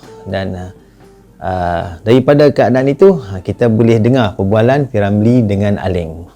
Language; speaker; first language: Malay; native; Malay